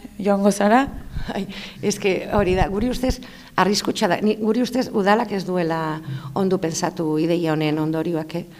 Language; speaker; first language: Basque; non-native, local second language; Spanish